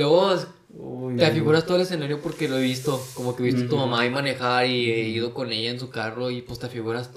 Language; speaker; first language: Spanish; native; Spanish